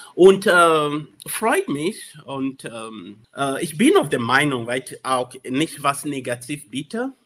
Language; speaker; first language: German; non-native, learner; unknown